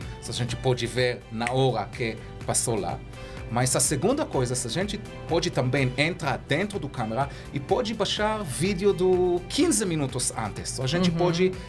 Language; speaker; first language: Portuguese; non-native, learner; Hebrew